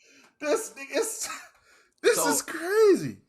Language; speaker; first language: English; native; English